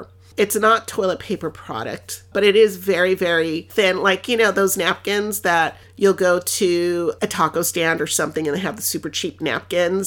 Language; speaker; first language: English; early bilingual, other home language; Spanish